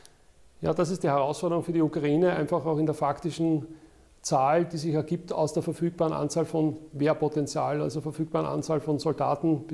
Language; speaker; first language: German; native; German